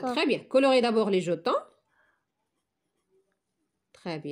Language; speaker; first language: French; non-native, local second language; Arabic